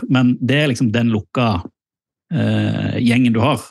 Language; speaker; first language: Norwegian; native; Norwegian